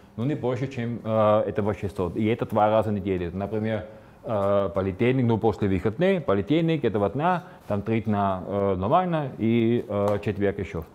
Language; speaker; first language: Russian; non-native, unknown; Slovenian